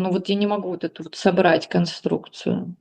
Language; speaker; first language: Russian; native; Russian